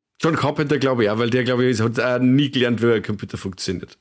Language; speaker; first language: German; native; German